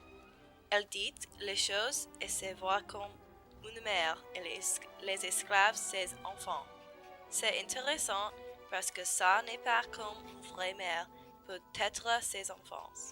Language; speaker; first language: French; non-native, learner; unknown